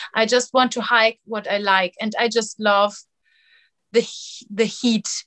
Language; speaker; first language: English; non-native, fluent; German